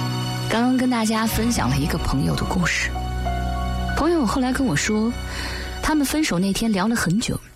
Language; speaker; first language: Chinese; native; Chinese